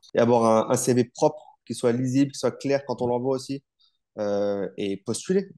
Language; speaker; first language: French; native; French